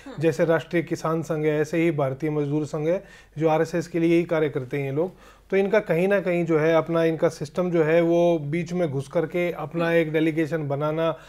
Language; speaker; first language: Hindi; native; Hindi